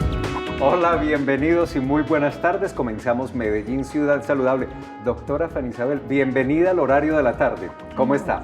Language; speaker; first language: Spanish; native; Spanish